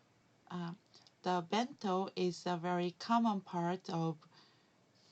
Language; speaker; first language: English; non-native, learner; Korean